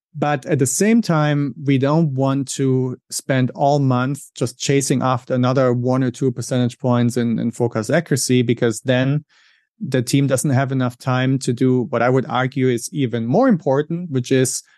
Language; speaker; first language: English; non-native, fluent; German